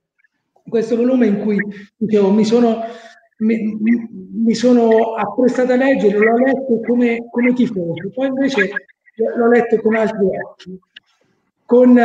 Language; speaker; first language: Italian; native; Italian